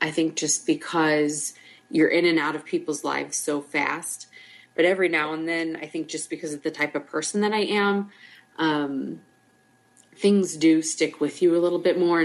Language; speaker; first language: English; native; English